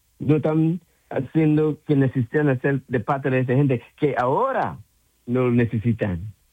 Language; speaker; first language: Spanish; non-native, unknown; English